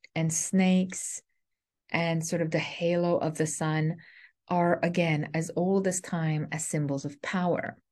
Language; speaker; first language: English; native; English